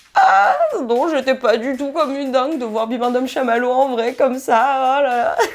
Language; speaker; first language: French; native; French